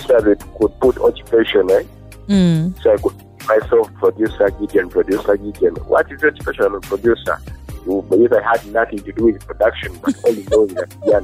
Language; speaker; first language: English; non-native, local second language; Ganda